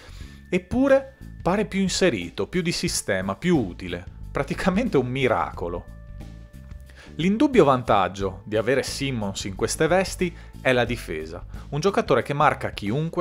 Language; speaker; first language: Italian; native; Italian